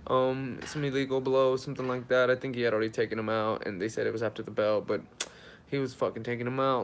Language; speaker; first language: English; native; English